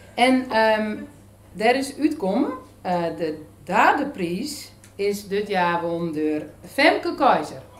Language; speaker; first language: Dutch; native; Dutch